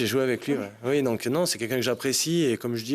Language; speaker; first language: French; native; French